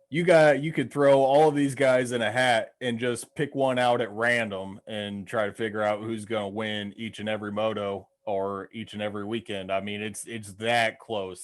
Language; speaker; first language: English; native; English